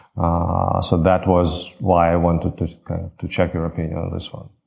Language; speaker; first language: English; non-native, fluent; Latvian